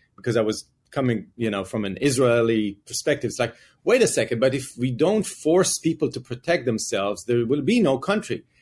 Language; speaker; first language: English; non-native, fluent; Hebrew